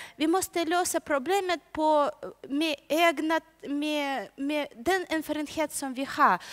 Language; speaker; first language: Swedish; non-native, learner; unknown